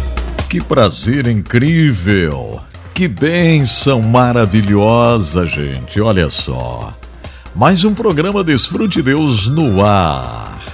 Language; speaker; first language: Portuguese; native; Portuguese